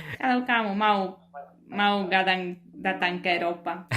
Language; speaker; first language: Indonesian; non-native, learner; Polish